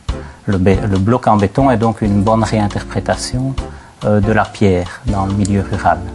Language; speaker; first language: French; native; French